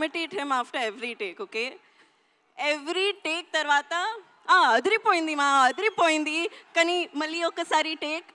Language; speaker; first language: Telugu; non-native, local second language; Hindi